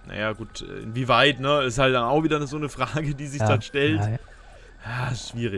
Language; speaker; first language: German; native; German